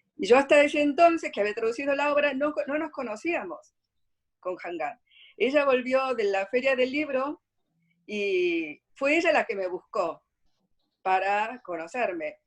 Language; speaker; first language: Spanish; early bilingual, other home language; Korean